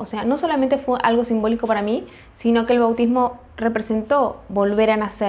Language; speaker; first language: Spanish; native; Spanish